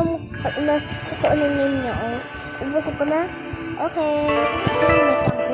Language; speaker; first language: Filipino; non-native, local second language; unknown